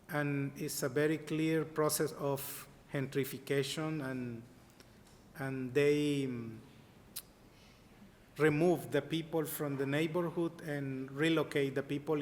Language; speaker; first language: English; non-native, learner; Spanish